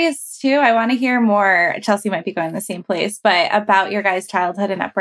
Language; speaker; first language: English; native; English